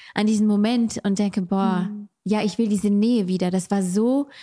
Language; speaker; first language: German; non-native, fluent; French